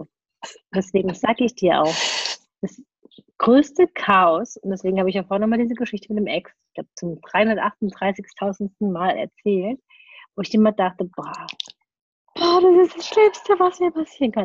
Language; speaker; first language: German; native; German